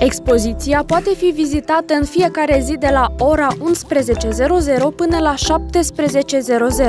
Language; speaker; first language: Romanian; native; Romanian